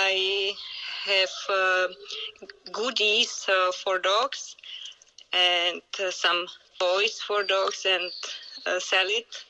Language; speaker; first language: English; non-native, learner; Czech